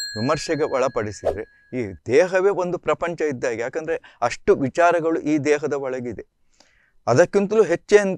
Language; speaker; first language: Kannada; native; Kannada